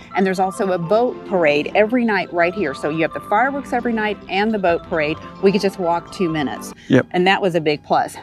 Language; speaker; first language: English; native; English